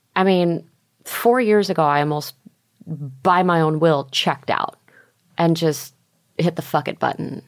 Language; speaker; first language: English; native; English